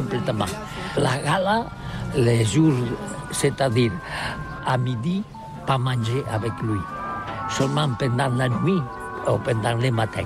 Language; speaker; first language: French; non-native, learner; Catalan